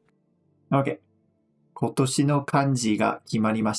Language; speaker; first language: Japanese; non-native, fluent; English